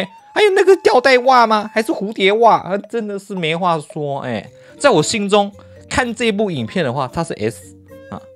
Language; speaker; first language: Chinese; native; Chinese